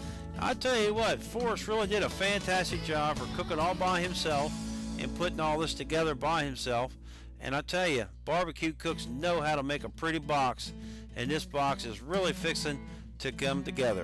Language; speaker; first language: English; native; English